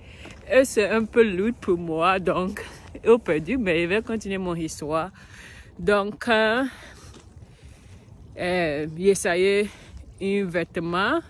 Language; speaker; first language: French; non-native, learner; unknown